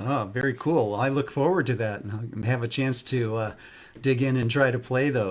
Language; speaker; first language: English; native; English